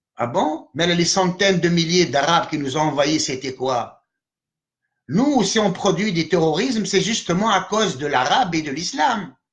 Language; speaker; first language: French; non-native, local second language; Arabic